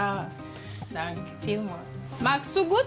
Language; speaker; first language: German; non-native, learner; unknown